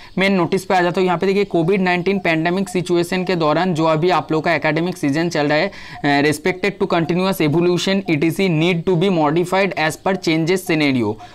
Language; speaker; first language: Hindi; non-native, local second language; Bangla